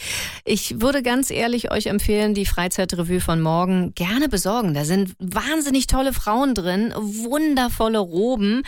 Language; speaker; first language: German; native; German